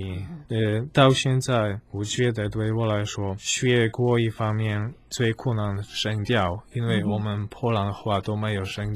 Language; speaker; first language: Chinese; non-native, fluent; Polish